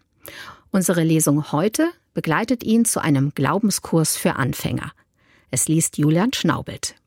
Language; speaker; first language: German; native; German